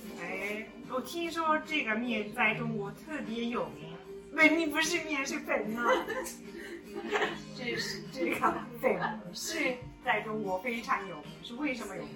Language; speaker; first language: Chinese; non-native, fluent; Japanese